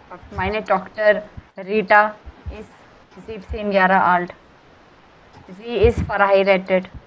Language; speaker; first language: German; non-native, learner; Hindi